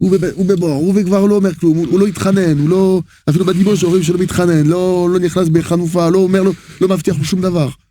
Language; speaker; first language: Hebrew; non-native, fluent; French